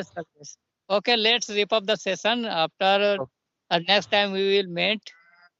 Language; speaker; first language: English; non-native, learner; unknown